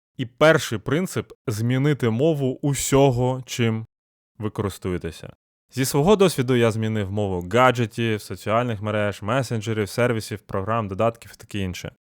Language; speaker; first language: Ukrainian; non-native, local second language; Russian